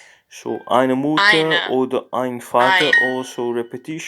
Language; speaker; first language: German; non-native, learner; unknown